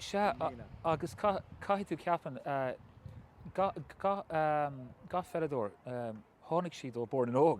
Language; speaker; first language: Irish; non-native, local second language; English